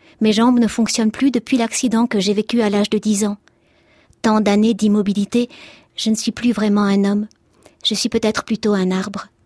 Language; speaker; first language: French; early bilingual, other home language; Arabic